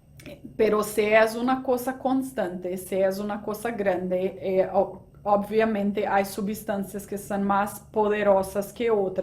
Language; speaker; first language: Spanish; non-native, fluent; Portuguese